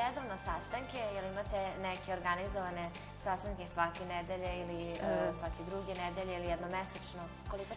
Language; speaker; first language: Serbian; native; Serbian